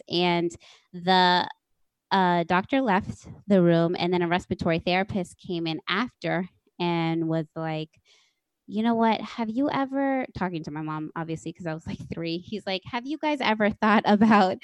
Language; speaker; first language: English; native; English